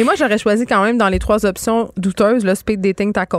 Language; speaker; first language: French; native; French